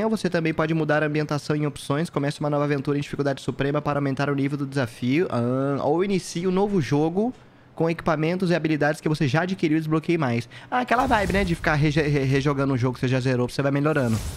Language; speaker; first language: Portuguese; native; Portuguese